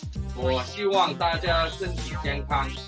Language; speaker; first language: Chinese; early bilingual, heritage; Chinese